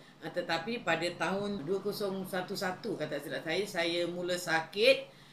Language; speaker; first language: Malay; native; Malay